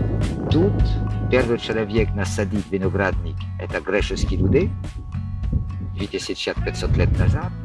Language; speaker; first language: Russian; non-native, learner; French